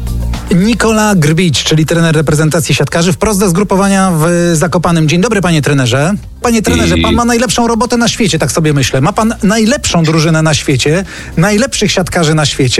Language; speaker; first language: Polish; native; Polish